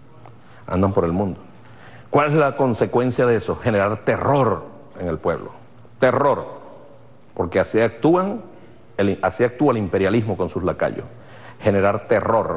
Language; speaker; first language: Spanish; native; Spanish